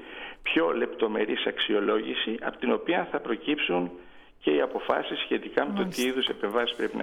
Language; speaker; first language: Greek; native; Greek